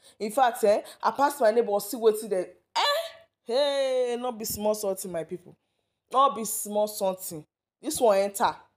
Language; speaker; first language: Nigerian Pidgin; native; Nigerian Pidgin